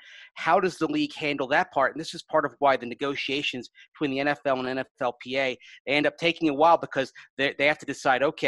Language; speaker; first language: English; native; English